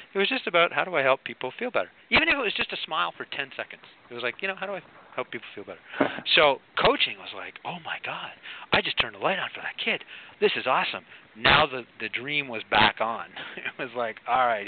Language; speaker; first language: English; native; English